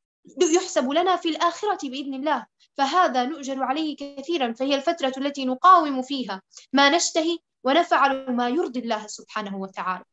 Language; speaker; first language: Arabic; native; Arabic